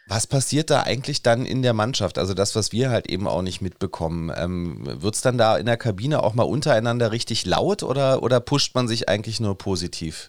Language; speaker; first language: German; native; German